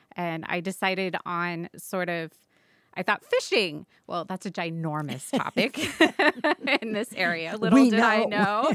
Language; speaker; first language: English; native; English